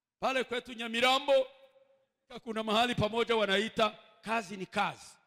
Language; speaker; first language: Swahili; non-native, local second language; Kinyarwanda